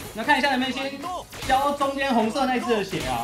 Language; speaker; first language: Chinese; native; Chinese